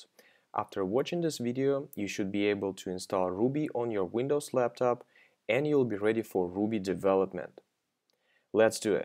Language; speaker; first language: English; non-native, fluent; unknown